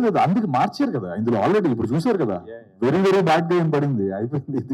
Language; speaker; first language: Telugu; native; Telugu